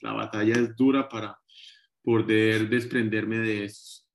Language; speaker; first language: Spanish; native; Spanish